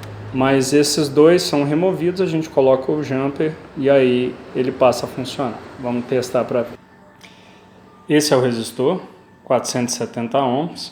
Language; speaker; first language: Portuguese; native; Portuguese